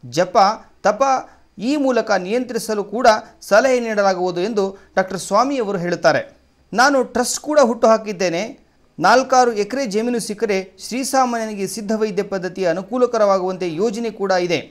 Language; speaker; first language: Kannada; native; Kannada